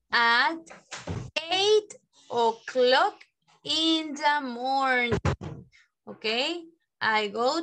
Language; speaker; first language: English; non-native, fluent; Spanish